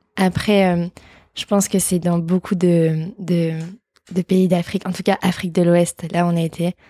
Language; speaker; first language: French; native; French